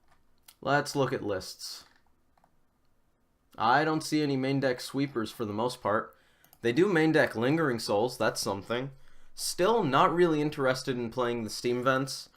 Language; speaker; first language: English; native; English